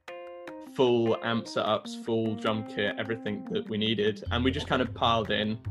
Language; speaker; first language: English; native; English